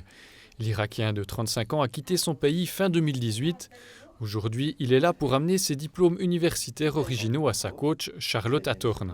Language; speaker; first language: French; native; French